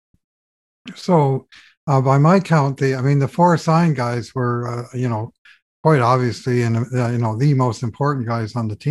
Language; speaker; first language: English; native; English